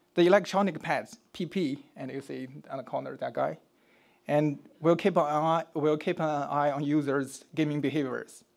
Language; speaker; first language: English; non-native, fluent; Chinese